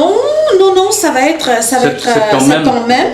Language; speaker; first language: French; non-native, local second language; Morisyen